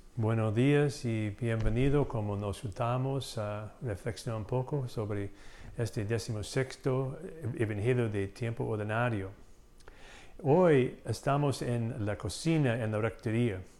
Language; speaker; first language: Spanish; non-native, fluent; English